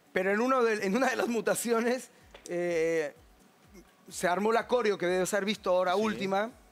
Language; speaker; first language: Spanish; native; Spanish